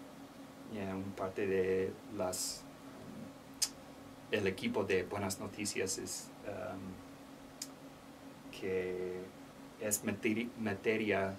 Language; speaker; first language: Spanish; non-native, learner; English